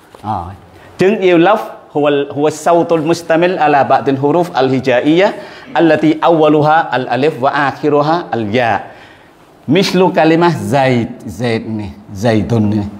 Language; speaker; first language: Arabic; non-native, fluent; Western Cham